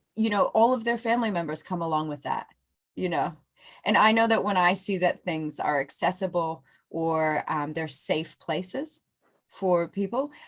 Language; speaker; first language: English; native; English